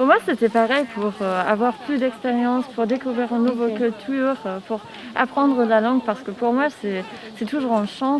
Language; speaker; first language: French; non-native, learner; German